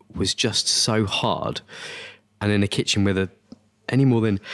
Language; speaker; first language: English; native; English